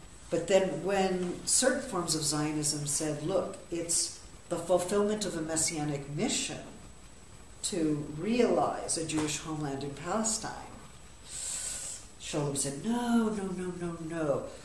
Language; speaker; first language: English; native; English